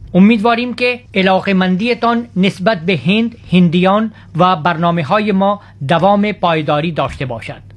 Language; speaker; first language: Persian; non-native, fluent; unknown